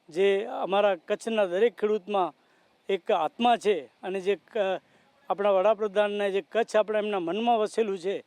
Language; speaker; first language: Gujarati; native; Gujarati